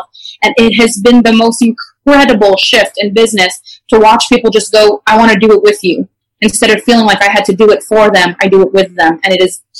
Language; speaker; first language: English; non-native, fluent; French